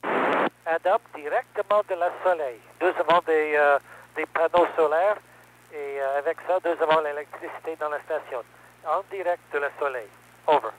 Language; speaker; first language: French; non-native, learner; English